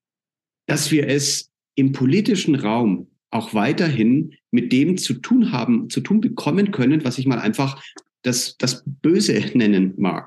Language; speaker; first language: German; native; German